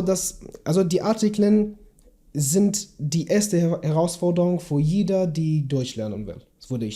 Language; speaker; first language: German; non-native, learner; Kurdish